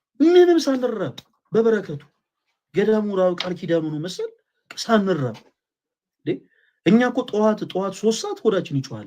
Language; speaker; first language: Amharic; native; Amharic